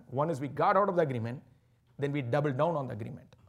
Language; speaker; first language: English; non-native, local second language; Tamil